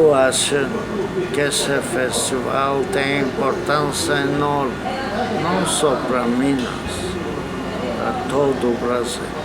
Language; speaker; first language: Portuguese; non-native, fluent; Polish